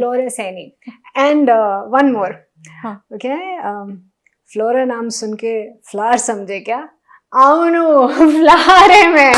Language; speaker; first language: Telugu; non-native, learner; Hindi